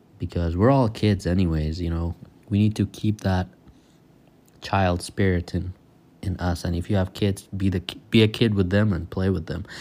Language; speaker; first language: English; non-native, fluent; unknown